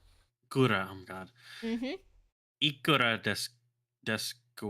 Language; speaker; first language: Japanese; non-native, learner; English